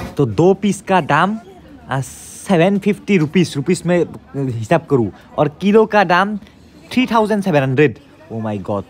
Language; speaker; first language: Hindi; non-native, local second language; Assamese